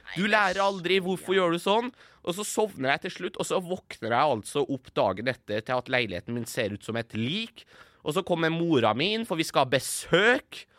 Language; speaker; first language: Norwegian; early bilingual, other home language; Persian